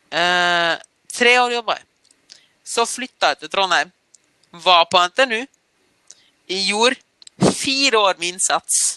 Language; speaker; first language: Norwegian; early bilingual, other home language; German